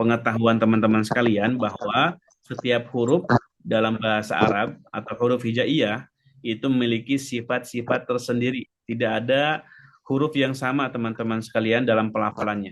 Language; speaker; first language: Indonesian; native; Indonesian